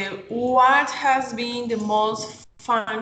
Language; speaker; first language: English; non-native, learner; Spanish